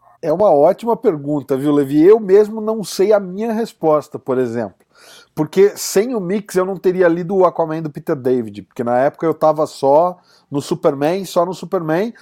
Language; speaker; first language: Portuguese; native; Portuguese